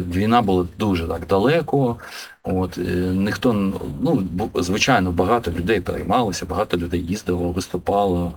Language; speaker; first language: Ukrainian; non-native, local second language; Russian